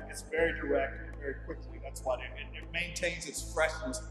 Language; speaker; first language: English; native; English